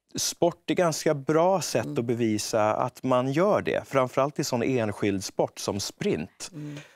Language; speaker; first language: Swedish; native; Swedish